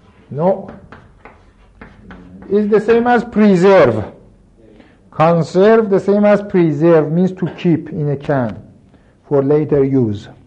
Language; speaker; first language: English; non-native, fluent; Persian